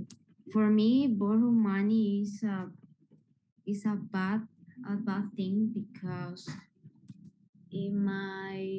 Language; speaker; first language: English; non-native, learner; Spanish